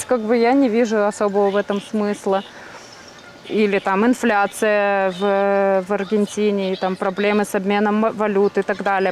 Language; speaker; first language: Russian; native; Russian